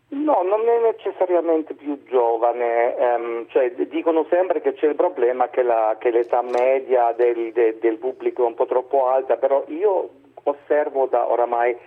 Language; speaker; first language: Italian; non-native, fluent; German